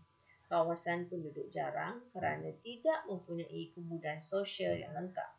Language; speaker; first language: Malay; native; Malay